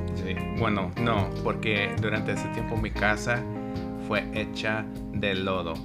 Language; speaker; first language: Spanish; non-native, learner; English